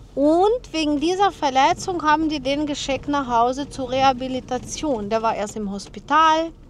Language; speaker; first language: German; non-native, fluent; Ukrainian